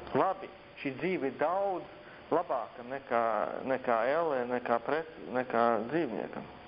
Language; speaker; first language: Latvian; early bilingual, heritage; Latvian